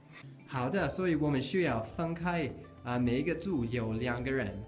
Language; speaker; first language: Chinese; non-native, learner; English